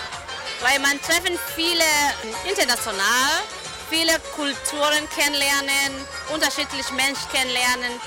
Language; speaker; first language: German; non-native, learner; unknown